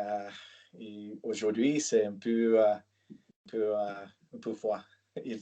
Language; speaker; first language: French; non-native, learner; English